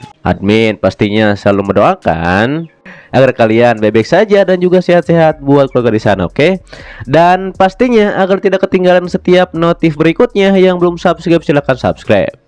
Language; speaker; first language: Indonesian; native; Indonesian